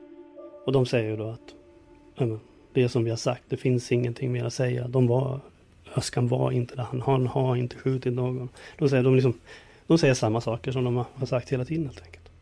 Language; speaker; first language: Swedish; native; Swedish